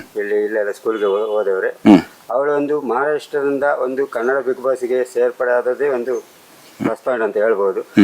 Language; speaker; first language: Kannada; non-native, local second language; Tulu